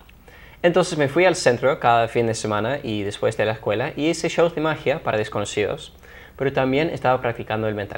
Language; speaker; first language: Spanish; non-native, fluent; English